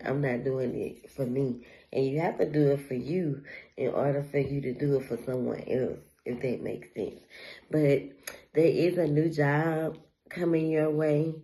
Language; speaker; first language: English; native; English